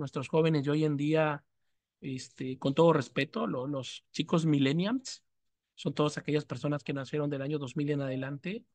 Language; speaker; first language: Spanish; native; Spanish